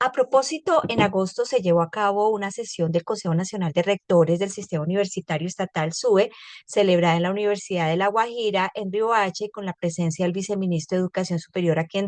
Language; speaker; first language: Spanish; native; Spanish